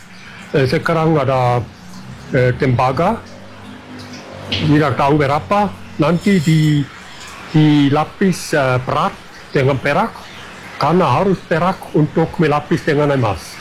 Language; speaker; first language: Indonesian; non-native, fluent; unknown